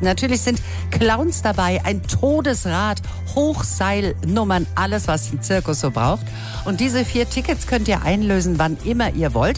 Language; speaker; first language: German; native; German